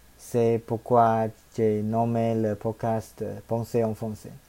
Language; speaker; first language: French; non-native, learner; Chinese